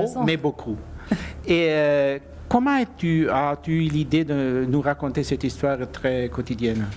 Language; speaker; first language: French; non-native, fluent; Italian